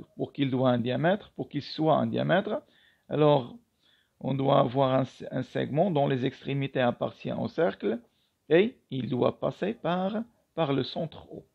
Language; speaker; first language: French; non-native, local second language; Arabic